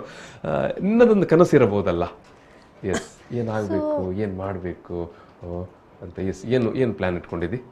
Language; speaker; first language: Kannada; native; Kannada